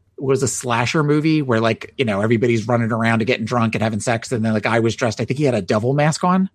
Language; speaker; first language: English; native; English